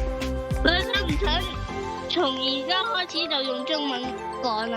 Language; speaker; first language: Chinese; early bilingual, heritage; Cantonese